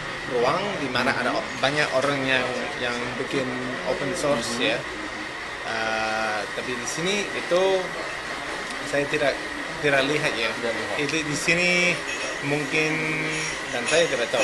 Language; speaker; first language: Indonesian; non-native, learner; English